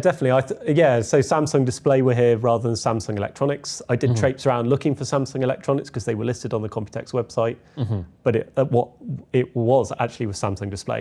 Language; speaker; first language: English; native; English